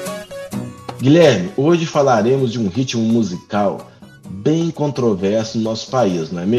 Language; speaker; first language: Portuguese; native; Portuguese